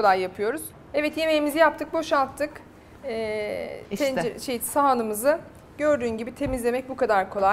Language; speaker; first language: Turkish; native; Turkish